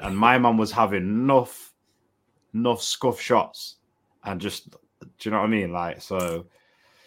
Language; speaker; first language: English; native; English